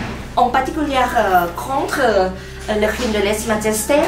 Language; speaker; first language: French; non-native, fluent; Thai